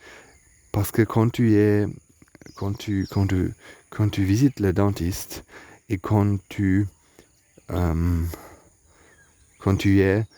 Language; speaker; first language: French; non-native, learner; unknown